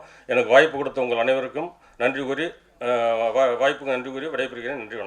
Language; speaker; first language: Tamil; native; Tamil